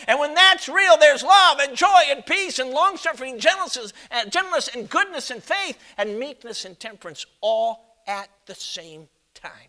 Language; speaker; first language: English; native; English